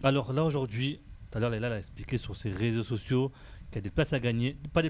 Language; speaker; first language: French; native; French